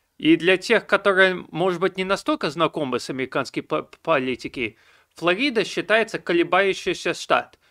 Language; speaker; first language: Russian; early bilingual, heritage; Russian